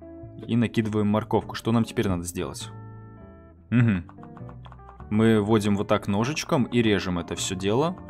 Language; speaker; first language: Russian; native; Russian